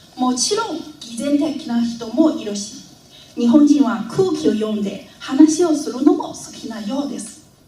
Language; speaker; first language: Japanese; non-native, fluent; Vietnamese